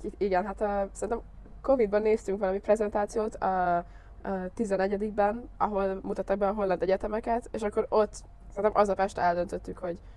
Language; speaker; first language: Hungarian; native; Hungarian